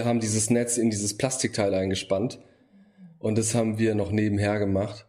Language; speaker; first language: German; early bilingual, other home language; Bosnian